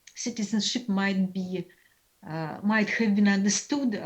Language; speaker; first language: English; non-native, fluent; Russian